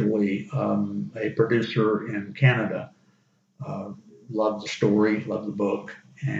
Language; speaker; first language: English; native; English